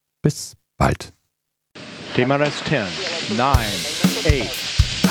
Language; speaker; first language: German; native; German